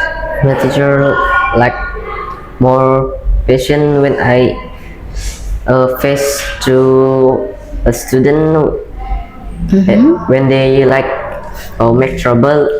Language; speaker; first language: English; non-native, learner; Indonesian